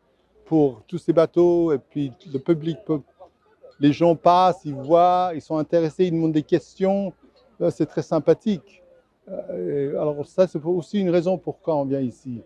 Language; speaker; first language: French; non-native, fluent; English